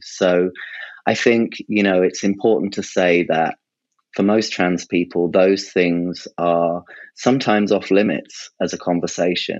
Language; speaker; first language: English; native; English